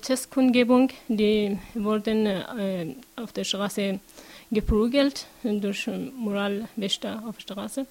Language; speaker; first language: German; non-native, learner; Persian